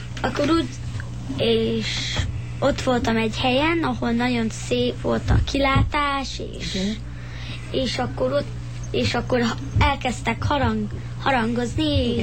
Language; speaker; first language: Hungarian; early bilingual, heritage; Hungarian